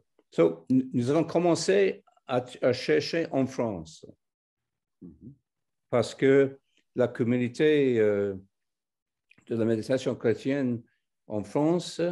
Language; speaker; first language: French; non-native, fluent; English